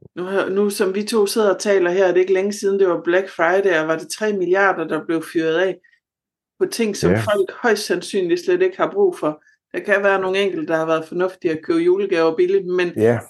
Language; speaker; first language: Danish; native; Danish